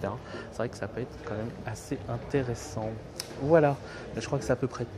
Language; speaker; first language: French; native; French